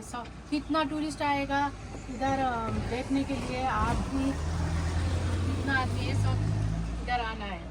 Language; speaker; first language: Hindi; non-native, local second language; Nepali